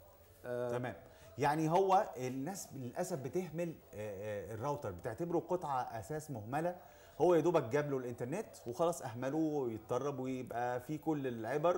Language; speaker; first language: Arabic; native; Arabic